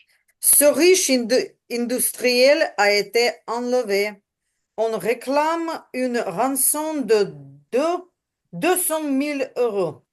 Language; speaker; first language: French; non-native, learner; Ukrainian